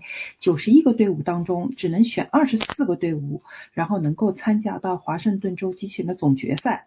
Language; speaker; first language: Chinese; native; Chinese